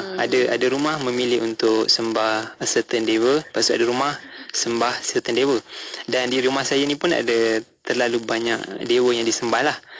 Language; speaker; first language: Malay; non-native, local second language; Tamil